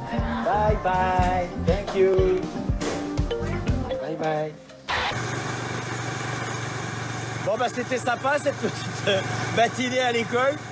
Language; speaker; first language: French; native; French